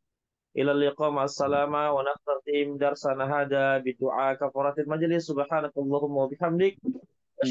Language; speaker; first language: Arabic; non-native, fluent; Indonesian